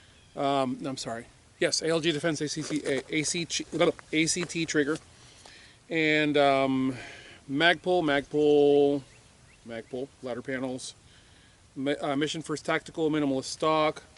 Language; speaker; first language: English; native; English